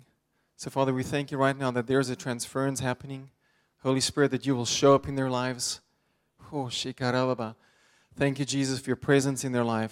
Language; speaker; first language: English; non-native, local second language; Afrikaans